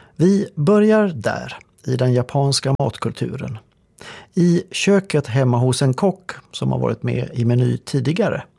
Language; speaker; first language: Swedish; native; Swedish